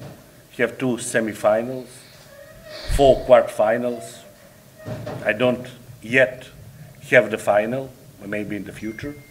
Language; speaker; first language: English; non-native, learner; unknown